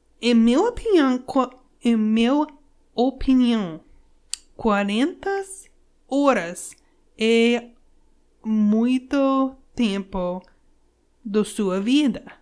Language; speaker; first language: Portuguese; non-native, learner; English